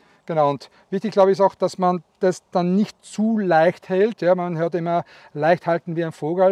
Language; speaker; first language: German; native; German